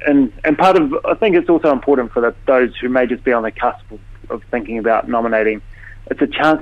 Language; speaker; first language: English; native; English